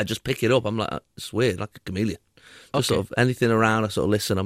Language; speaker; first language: English; native; English